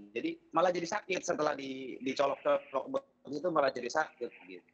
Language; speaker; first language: Indonesian; native; Indonesian